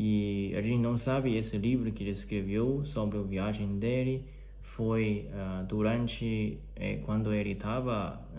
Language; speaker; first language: Portuguese; non-native, learner; Chinese